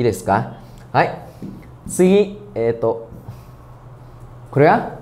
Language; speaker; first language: Japanese; non-native, fluent; Vietnamese